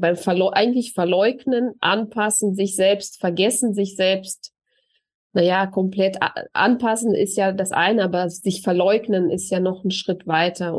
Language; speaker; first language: German; early bilingual, other home language; Russian